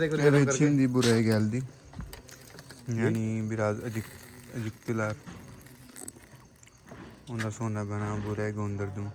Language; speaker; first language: Turkish; non-native, learner; Punjabi